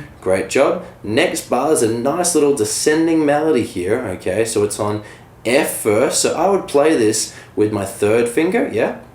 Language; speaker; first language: English; native; English